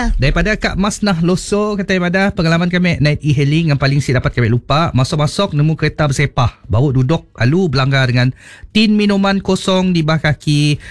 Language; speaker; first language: Malay; native; Malay